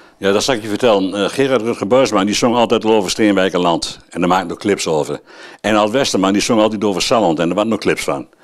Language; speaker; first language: Dutch; native; Dutch